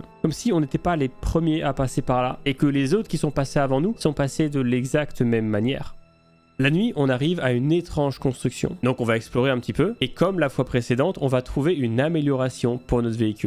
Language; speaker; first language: French; native; French